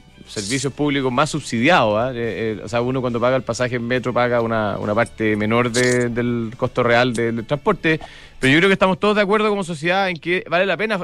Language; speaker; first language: Spanish; native; Spanish